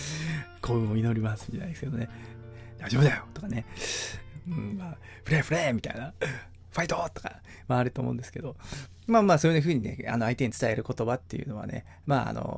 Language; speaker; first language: Japanese; native; Japanese